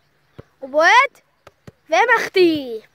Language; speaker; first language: Hebrew; native; Hebrew